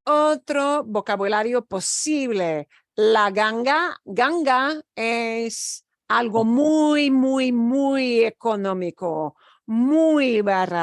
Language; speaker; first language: Spanish; non-native, fluent; English